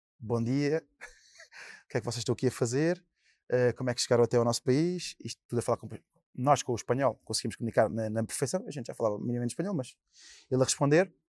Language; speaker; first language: Portuguese; native; Portuguese